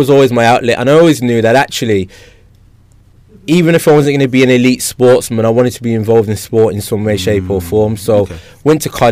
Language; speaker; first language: English; native; English